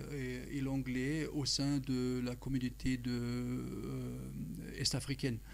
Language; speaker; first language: French; non-native, fluent; German